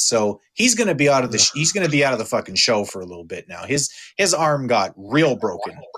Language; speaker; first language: English; native; English